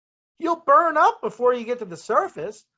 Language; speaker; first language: English; native; English